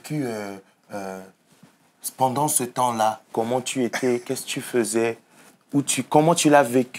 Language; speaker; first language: French; native; French